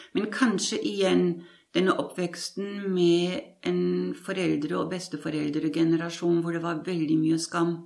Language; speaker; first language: Norwegian; non-native, fluent; German